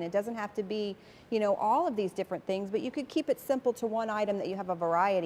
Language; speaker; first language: English; native; English